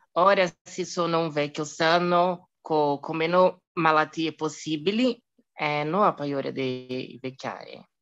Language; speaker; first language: Italian; non-native, learner; Portuguese